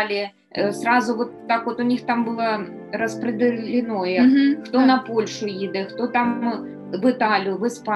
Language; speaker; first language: Ukrainian; non-native, local second language; Russian